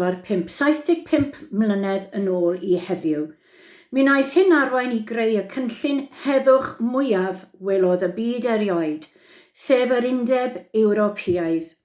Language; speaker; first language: Welsh; native; Welsh